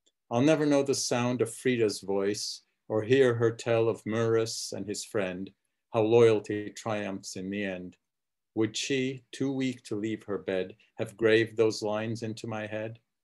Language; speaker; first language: English; early bilingual, other home language; Czech